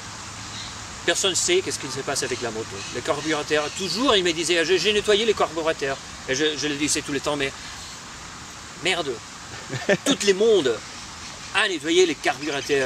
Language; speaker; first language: French; non-native, fluent; Spanish